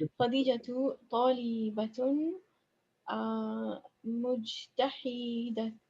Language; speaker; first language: Arabic; non-native, learner; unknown